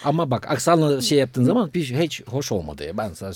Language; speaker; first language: Turkish; non-native, fluent; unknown